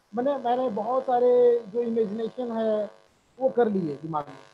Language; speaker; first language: Hindi; native; Hindi